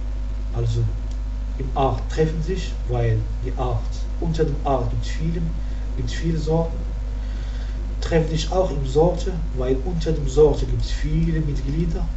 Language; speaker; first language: German; non-native, fluent; Arabic